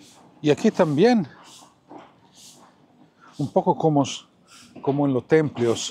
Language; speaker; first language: Spanish; non-native, fluent; Italian